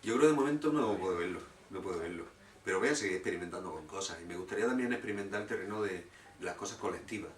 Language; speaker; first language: Spanish; native; Spanish